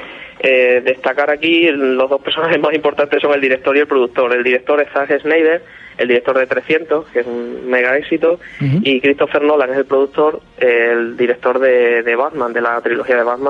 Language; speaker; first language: Spanish; native; Spanish